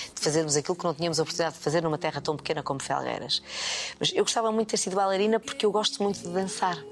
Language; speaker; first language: Portuguese; native; Portuguese